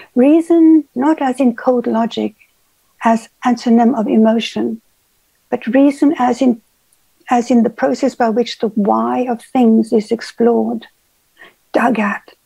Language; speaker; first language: English; native; English